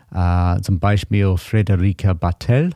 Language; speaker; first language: German; non-native, learner; English